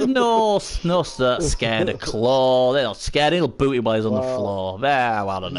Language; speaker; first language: English; native; English